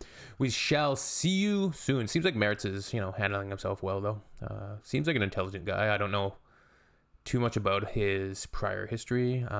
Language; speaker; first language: English; native; English